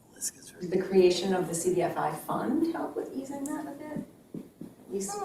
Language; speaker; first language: English; native; English